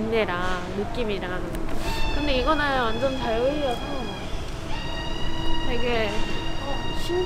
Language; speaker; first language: Korean; non-native, learner; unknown